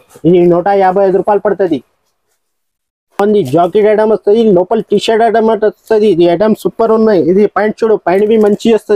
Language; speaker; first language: Telugu; non-native, local second language; Urdu